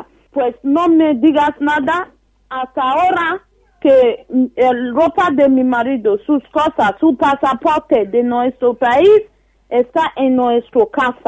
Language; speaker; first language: Spanish; non-native, learner; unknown